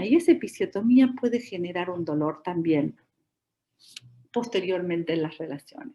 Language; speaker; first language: Spanish; native; Spanish